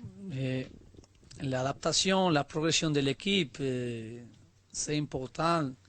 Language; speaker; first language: French; non-native, learner; Spanish